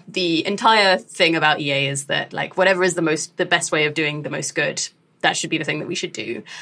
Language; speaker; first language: English; native; English